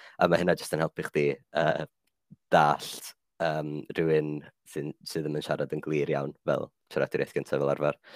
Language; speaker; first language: Welsh; non-native, fluent; Finnish